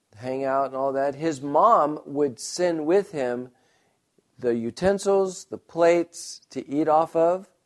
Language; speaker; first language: English; native; English